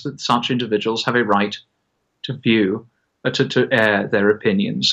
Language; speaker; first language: English; native; English